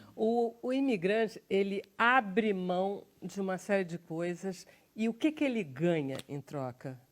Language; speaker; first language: Portuguese; native; Portuguese